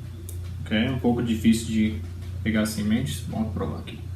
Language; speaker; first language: Portuguese; non-native, fluent; English